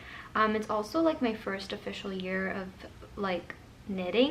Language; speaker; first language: English; native; English